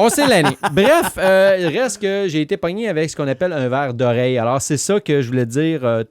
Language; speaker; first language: French; native; French